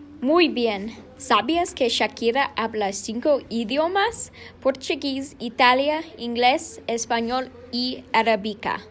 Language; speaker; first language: Spanish; non-native, learner; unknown